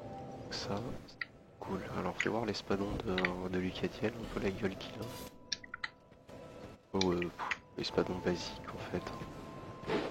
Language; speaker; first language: French; native; French